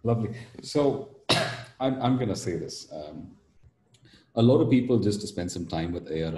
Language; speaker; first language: English; non-native, local second language; Tamil